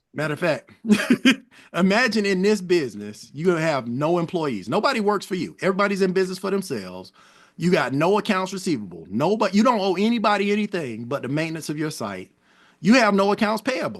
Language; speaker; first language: English; native; English